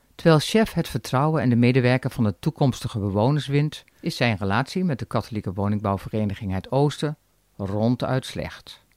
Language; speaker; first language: Dutch; native; Dutch